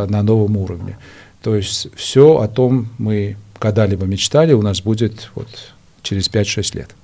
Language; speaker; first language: Russian; non-native, local second language; Georgian